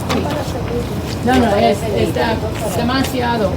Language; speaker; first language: Spanish; non-native, learner; English